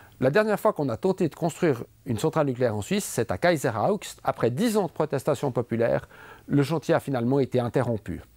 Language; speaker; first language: French; native; French